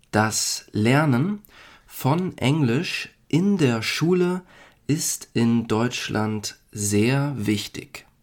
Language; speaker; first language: German; native; German